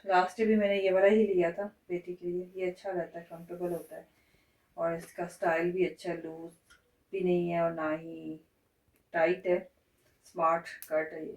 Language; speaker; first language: Urdu; native; Urdu